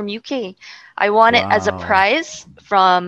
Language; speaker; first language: English; non-native, local second language; Filipino